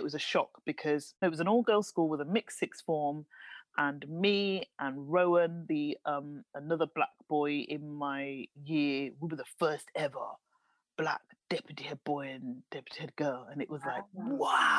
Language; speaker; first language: English; native; English